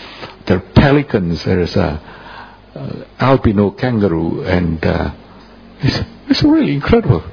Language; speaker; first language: English; non-native, fluent; Indonesian